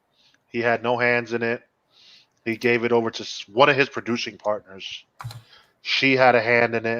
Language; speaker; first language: English; native; English